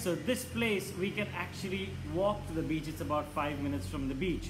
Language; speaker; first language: English; non-native, local second language; Konkani